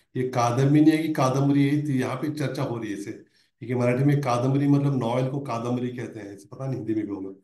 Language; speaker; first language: Hindi; non-native, local second language; Marathi